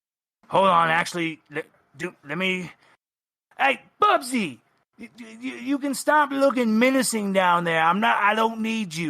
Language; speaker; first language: English; native; English